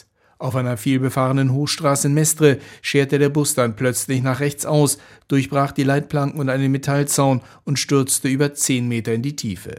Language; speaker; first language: German; native; German